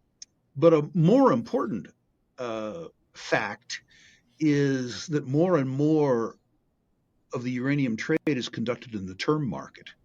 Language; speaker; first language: English; native; English